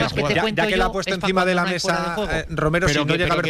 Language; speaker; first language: Spanish; native; Spanish